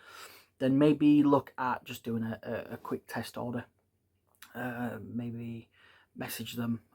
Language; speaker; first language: English; native; English